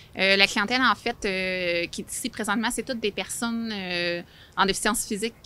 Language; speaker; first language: French; native; French